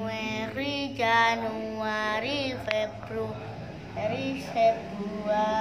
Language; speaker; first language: English; non-native, learner; Indonesian